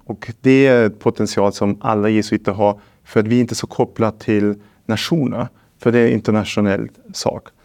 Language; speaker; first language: Swedish; non-native, fluent; German